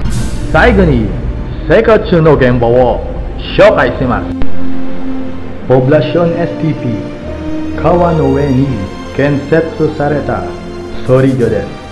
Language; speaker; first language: Japanese; non-native, learner; Filipino